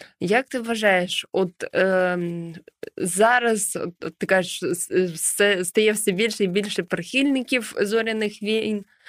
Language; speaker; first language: Ukrainian; native; Ukrainian